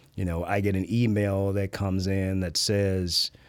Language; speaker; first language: English; native; English